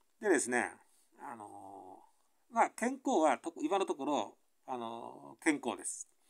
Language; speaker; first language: Japanese; native; Japanese